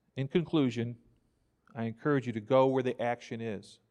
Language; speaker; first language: English; native; English